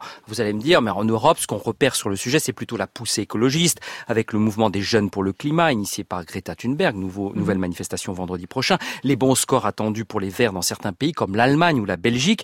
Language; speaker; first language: French; native; French